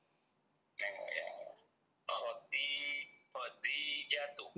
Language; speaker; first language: Arabic; non-native, learner; Indonesian